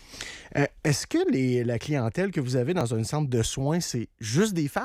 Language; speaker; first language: French; native; French